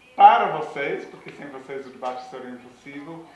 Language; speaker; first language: Portuguese; non-native, fluent; English